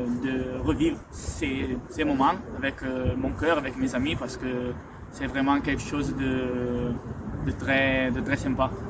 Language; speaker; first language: French; non-native, local second language; Italian